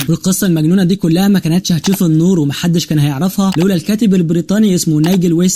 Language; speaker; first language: Arabic; native; Arabic